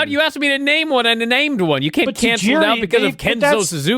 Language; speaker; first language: English; native; English